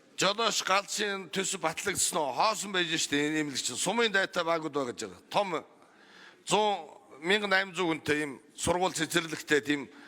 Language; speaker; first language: Mongolian; non-native, local second language; Kazakh